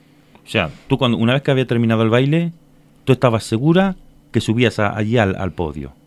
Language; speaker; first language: Spanish; native; Spanish